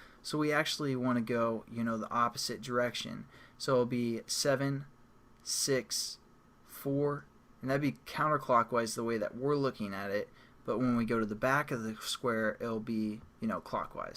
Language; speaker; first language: English; native; English